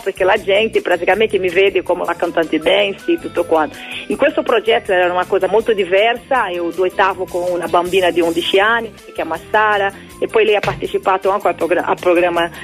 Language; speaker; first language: Italian; non-native, fluent; Portuguese